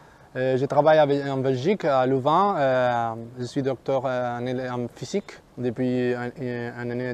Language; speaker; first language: French; non-native, fluent; Spanish